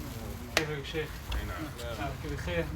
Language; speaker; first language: Arabic; non-native, learner; Kyrgyz